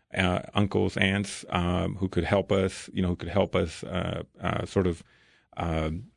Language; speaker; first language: English; early bilingual, other home language; Spanish